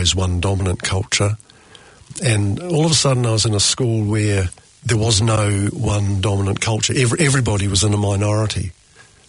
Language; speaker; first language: English; native; English